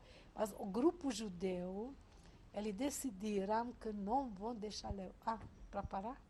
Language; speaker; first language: Portuguese; non-native, fluent; Hungarian